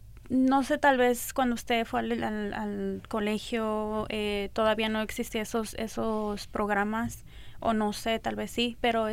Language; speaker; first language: Spanish; early bilingual, other home language; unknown